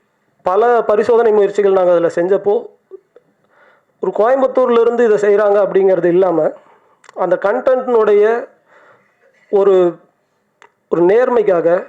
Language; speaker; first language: Tamil; native; Tamil